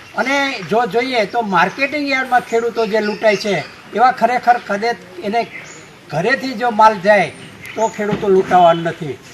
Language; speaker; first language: Gujarati; native; Gujarati